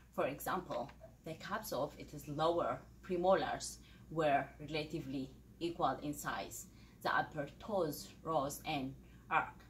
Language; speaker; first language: English; non-native, fluent; Amharic